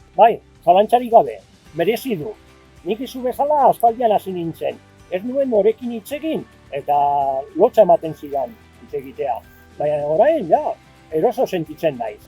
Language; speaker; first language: Basque; non-native, local second language; Spanish